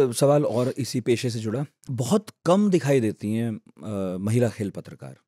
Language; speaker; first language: Hindi; native; Hindi